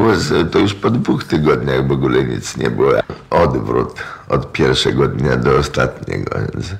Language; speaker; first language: Polish; native; Polish